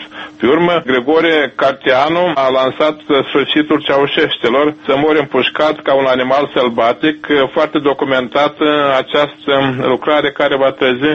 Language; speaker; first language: Romanian; native; Romanian